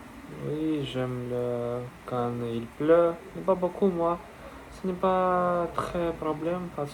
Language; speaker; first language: French; non-native, learner; Russian